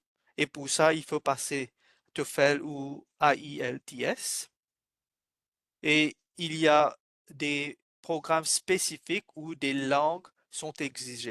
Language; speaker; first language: French; non-native, fluent; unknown